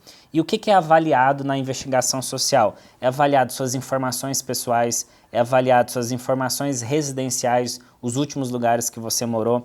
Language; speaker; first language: Portuguese; native; Portuguese